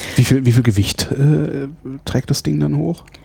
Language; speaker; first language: German; native; German